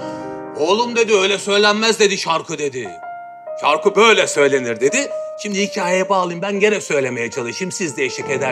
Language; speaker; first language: Turkish; native; Turkish